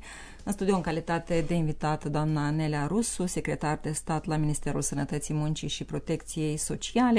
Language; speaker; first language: Romanian; native; Romanian